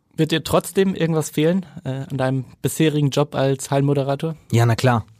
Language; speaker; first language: German; native; German